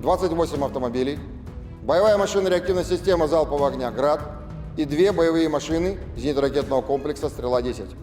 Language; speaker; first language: Russian; native; Russian